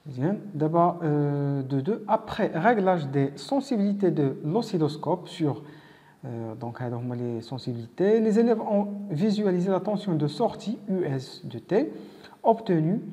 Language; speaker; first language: French; non-native, local second language; Arabic